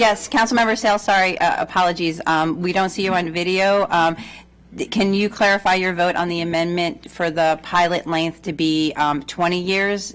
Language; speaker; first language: English; native; English